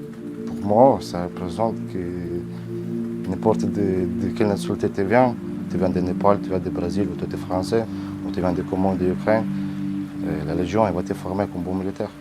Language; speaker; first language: French; non-native, fluent; Nepali